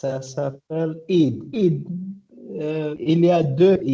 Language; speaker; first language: French; non-native, learner; Arabic